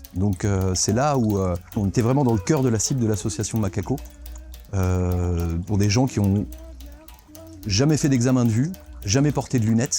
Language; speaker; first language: French; native; French